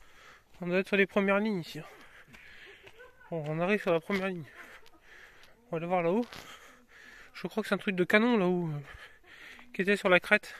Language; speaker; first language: French; native; French